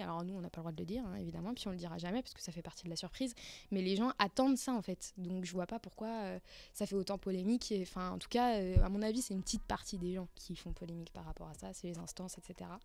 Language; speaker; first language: French; native; French